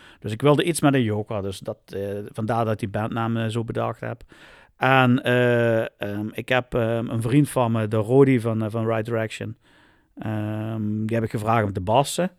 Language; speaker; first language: Dutch; native; Dutch